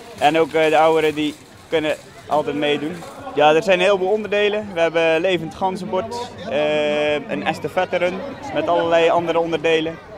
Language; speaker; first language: Dutch; native; Dutch